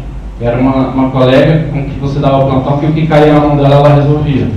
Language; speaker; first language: Portuguese; native; Portuguese